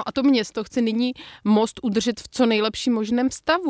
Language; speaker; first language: Czech; native; Czech